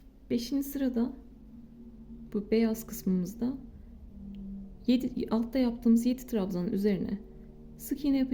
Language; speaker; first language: Turkish; native; Turkish